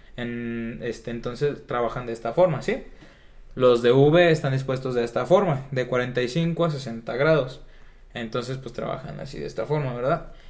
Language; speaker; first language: Spanish; native; Spanish